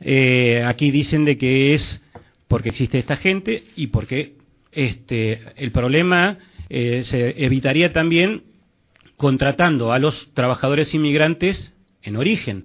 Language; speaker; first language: Spanish; native; Spanish